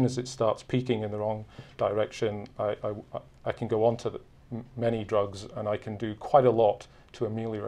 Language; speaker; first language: English; native; English